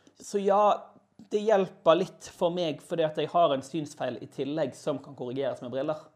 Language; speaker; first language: Norwegian; native; Norwegian